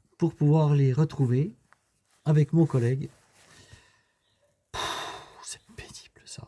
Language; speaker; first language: French; native; French